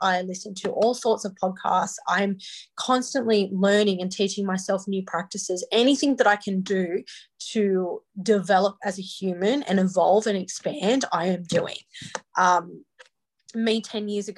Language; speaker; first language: English; native; English